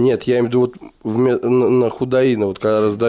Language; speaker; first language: Russian; native; Russian